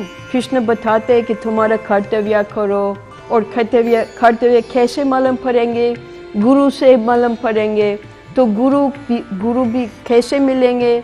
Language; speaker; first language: Hindi; non-native, fluent; English